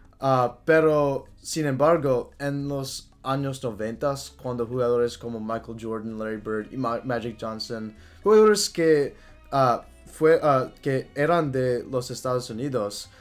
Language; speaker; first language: Spanish; non-native, learner; English